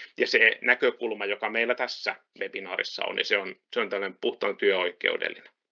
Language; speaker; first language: Finnish; native; Finnish